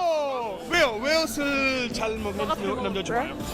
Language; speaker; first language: Korean; non-native, learner; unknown